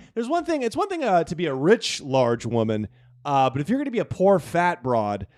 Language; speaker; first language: English; native; English